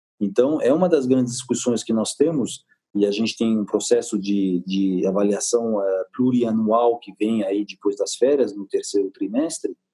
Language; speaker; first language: Portuguese; non-native, fluent; French